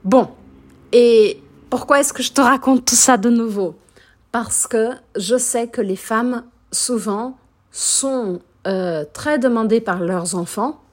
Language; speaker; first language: French; non-native, fluent; Portuguese